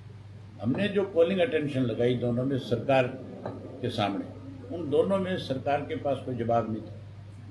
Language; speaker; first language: Hindi; native; Hindi